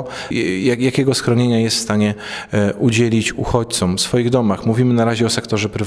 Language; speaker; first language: Polish; native; Polish